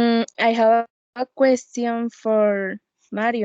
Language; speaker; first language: English; non-native, learner; Spanish